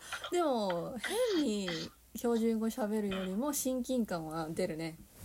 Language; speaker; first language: Japanese; native; Japanese